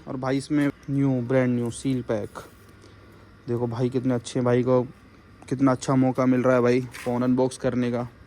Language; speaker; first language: Hindi; native; Hindi